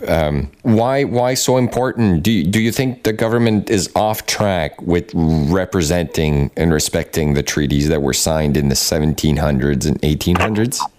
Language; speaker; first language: English; non-native, local second language; French